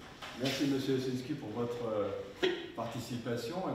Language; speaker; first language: French; native; French